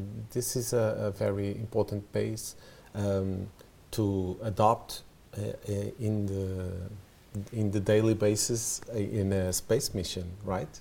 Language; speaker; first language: English; non-native, fluent; Portuguese